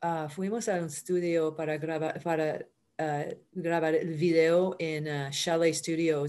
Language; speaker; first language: Spanish; early bilingual, heritage; Spanish